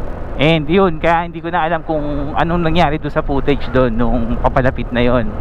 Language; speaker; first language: Filipino; native; Filipino